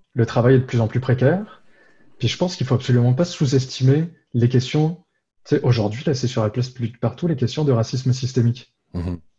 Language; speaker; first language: French; native; French